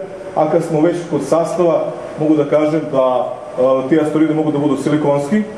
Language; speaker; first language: Serbian; native; Serbian